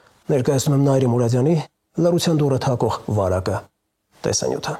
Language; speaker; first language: Armenian; native; Armenian